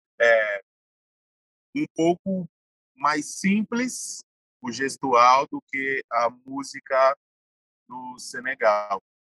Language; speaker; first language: Portuguese; native; Portuguese